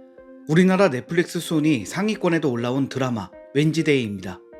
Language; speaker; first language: Korean; native; Korean